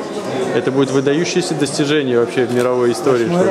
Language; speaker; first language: Russian; native; Russian